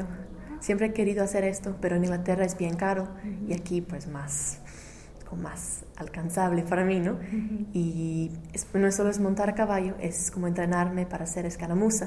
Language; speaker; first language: Spanish; non-native, fluent; English